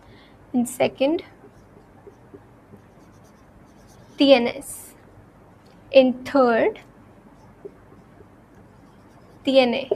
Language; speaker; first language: Spanish; non-native, fluent; Hindi